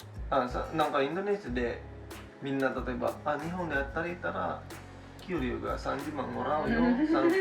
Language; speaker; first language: Japanese; non-native, fluent; Indonesian